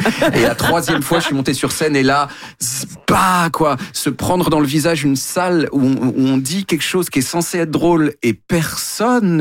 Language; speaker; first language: French; native; French